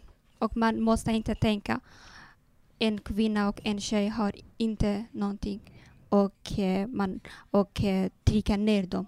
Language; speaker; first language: Swedish; non-native, learner; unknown